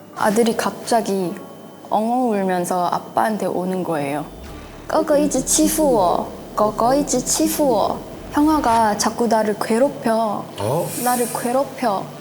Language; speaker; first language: Korean; non-native, fluent; Chinese